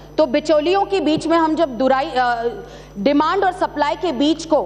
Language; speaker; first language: Hindi; non-native, local second language; Marathi